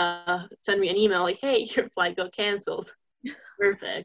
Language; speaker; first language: English; non-native, fluent; Italian